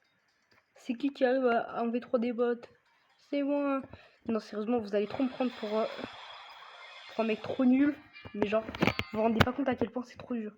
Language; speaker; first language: French; native; French